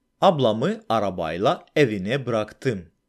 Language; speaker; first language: Turkish; non-native, fluent; Russian